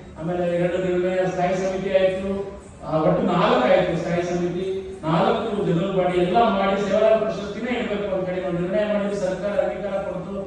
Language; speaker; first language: Kannada; non-native, local second language; Lambadi